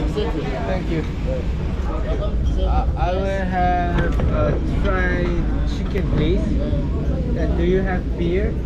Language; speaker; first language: English; non-native, learner; Korean